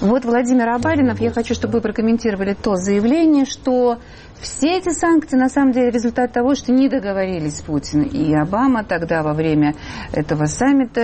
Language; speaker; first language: Russian; native; Russian